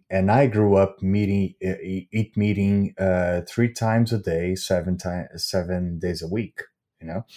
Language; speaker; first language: English; non-native, fluent; Portuguese